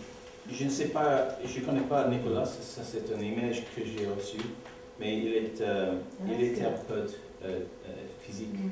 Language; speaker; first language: French; non-native, learner; English